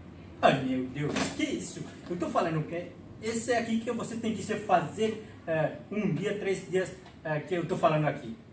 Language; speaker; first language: Portuguese; non-native, local second language; Tetum